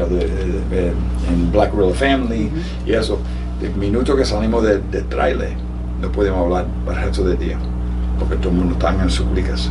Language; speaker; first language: Spanish; early bilingual, heritage; Spanish